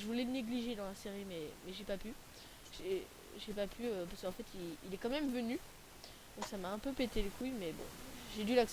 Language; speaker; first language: French; native; French